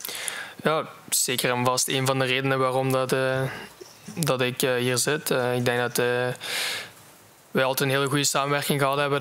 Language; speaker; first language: Dutch; native; Dutch